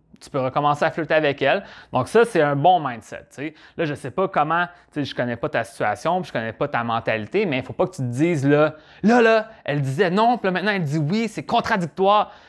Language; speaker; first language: French; native; French